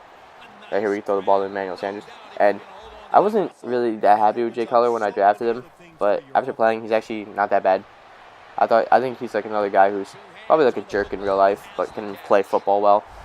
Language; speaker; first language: English; native; English